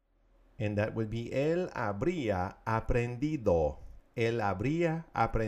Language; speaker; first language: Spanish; non-native, fluent; English